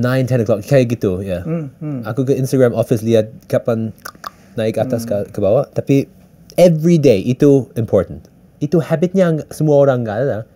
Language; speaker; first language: Indonesian; early bilingual, heritage; English